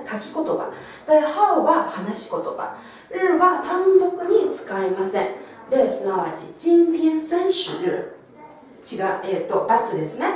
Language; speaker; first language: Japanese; non-native, local second language; Chinese